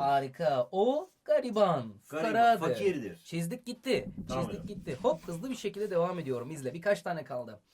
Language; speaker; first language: Turkish; native; Turkish